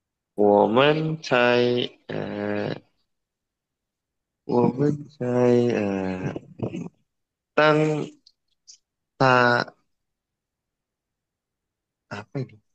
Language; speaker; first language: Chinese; non-native, learner; Indonesian